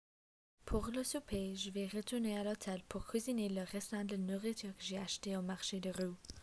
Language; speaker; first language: French; non-native, learner; English